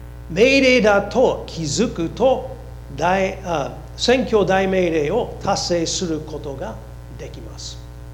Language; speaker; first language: Japanese; non-native, fluent; English